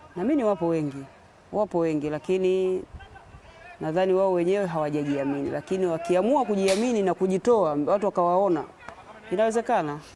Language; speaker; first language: Swahili; native; Swahili